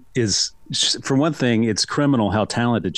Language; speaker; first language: English; native; English